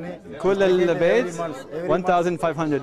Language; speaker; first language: Arabic; non-native, learner; English